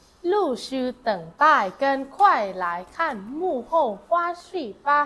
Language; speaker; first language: Chinese; non-native, learner; Thai